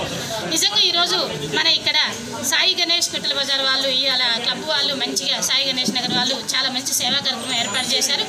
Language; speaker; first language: Telugu; native; Telugu